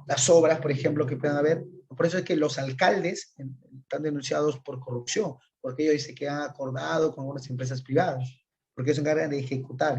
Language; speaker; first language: Spanish; native; Spanish